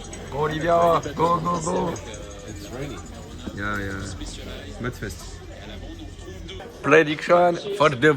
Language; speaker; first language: English; non-native, learner; French